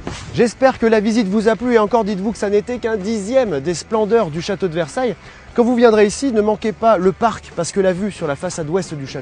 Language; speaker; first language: French; native; French